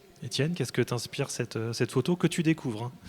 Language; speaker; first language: French; native; French